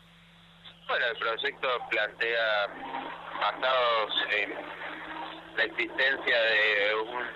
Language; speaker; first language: Spanish; native; Spanish